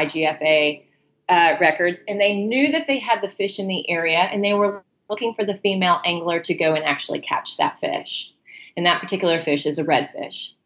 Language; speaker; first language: English; native; English